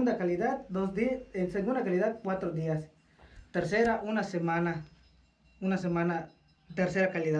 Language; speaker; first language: Spanish; native; Spanish